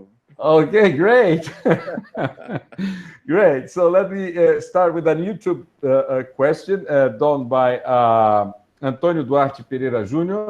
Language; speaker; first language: English; non-native, fluent; Portuguese